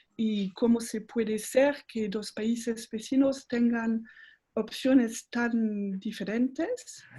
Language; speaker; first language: Spanish; non-native, fluent; French